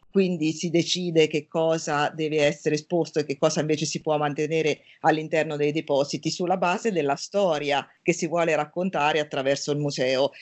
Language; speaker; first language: Italian; native; Italian